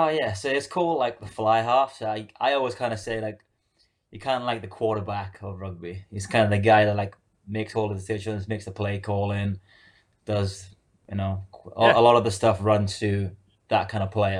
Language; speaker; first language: English; native; English